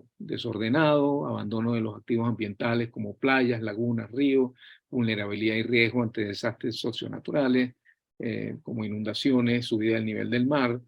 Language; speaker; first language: Spanish; native; Spanish